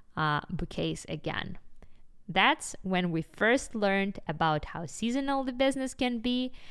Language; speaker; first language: English; non-native, fluent; Ukrainian